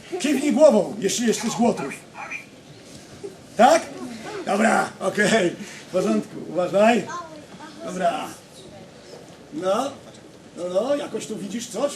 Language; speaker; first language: Polish; native; Polish